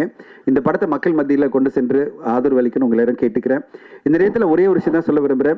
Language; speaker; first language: Tamil; native; Tamil